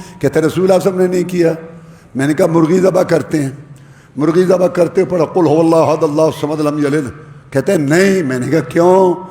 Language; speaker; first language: Urdu; non-native, local second language; Punjabi